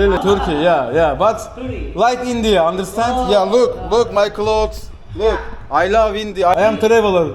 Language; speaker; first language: English; non-native, learner; Turkish